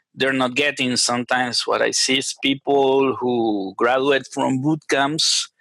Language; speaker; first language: English; non-native, fluent; Spanish